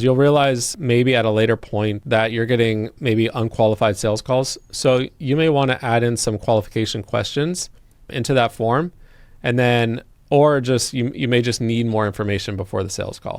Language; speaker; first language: English; native; English